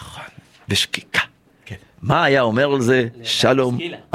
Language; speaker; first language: Hebrew; native; Hebrew